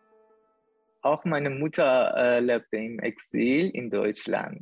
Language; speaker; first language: German; non-native, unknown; Persian